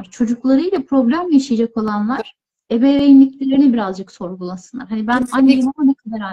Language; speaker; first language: Turkish; native; Turkish